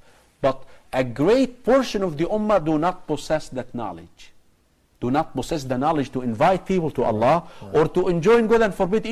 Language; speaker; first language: English; non-native, fluent; Arabic